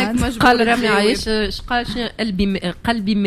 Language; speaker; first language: Arabic; native; Arabic